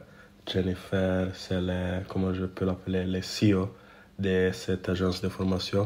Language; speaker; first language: French; non-native, learner; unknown